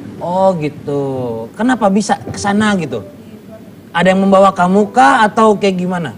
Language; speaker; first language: Indonesian; native; Indonesian